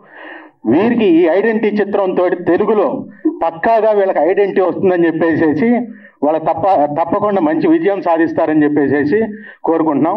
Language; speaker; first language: Telugu; native; Telugu